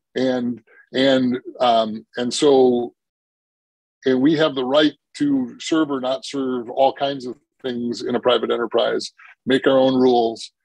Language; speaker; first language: English; native; English